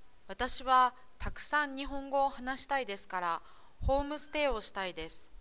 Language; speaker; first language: Japanese; non-native, learner; English